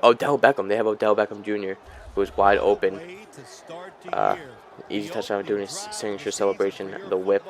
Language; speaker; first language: English; native; English